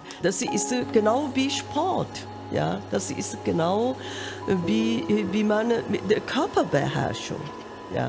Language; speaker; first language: German; non-native, fluent; Korean